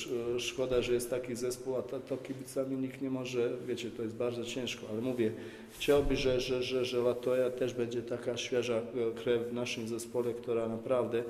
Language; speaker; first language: Polish; non-native, fluent; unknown